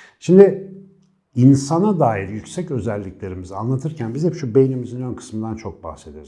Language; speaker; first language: Turkish; native; Turkish